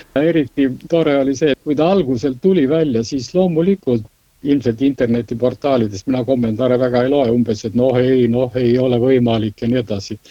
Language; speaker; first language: Estonian; native; Estonian